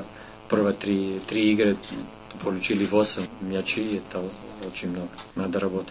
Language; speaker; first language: Russian; non-native, learner; Serbian